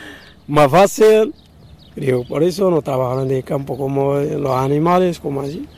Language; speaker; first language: Spanish; non-native, learner; Arabic